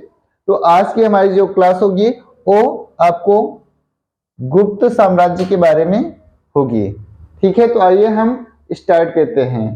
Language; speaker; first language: Hindi; native; Hindi